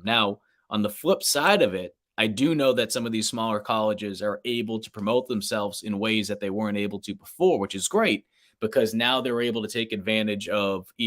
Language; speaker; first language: English; native; English